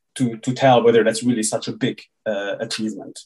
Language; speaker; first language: English; early bilingual, other home language; Hungarian